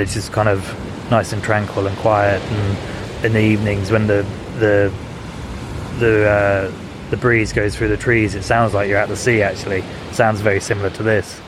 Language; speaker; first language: English; native; English